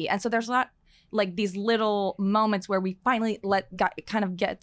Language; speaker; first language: English; native; English